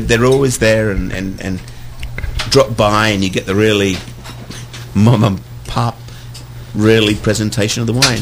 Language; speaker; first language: English; native; English